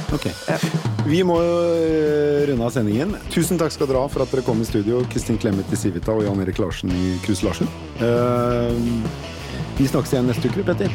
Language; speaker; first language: Norwegian; native; Norwegian